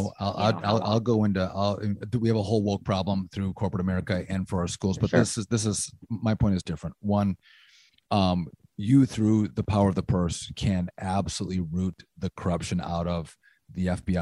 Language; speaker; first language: English; native; English